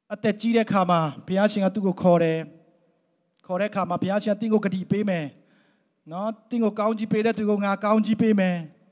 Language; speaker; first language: Burmese; non-native, local second language; Hakha Chin